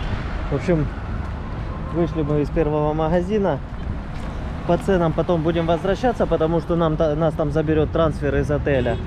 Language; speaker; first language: Russian; native; Russian